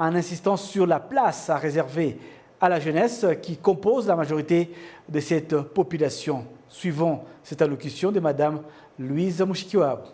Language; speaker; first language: French; non-native, local second language; Kinyarwanda